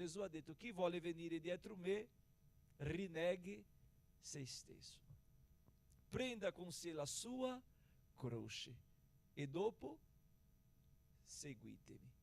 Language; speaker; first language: Italian; non-native, fluent; Portuguese